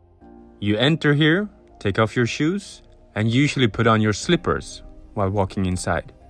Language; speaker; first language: English; non-native, fluent; Swedish